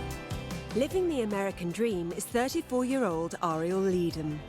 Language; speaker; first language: English; native; English